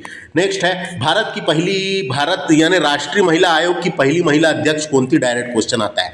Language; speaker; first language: Hindi; native; Hindi